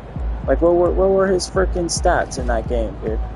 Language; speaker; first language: English; native; English